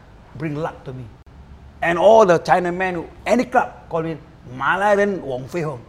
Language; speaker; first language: English; non-native, local second language; Malay